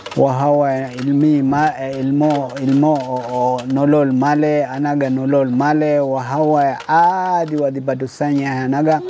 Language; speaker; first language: Somali; non-native, learner; Swahili